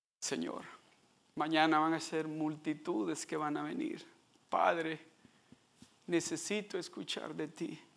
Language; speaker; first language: Spanish; early bilingual, heritage; Spanish